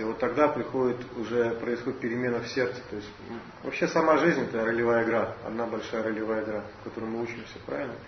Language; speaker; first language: Russian; native; Russian